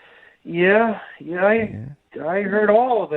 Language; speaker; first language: English; native; English